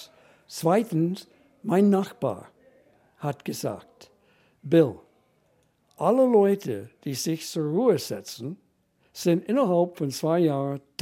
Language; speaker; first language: German; non-native, fluent; English